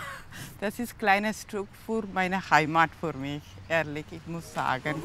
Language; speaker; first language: German; non-native, learner; Tamil